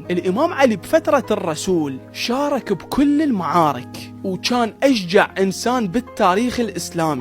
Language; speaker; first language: Arabic; native; Arabic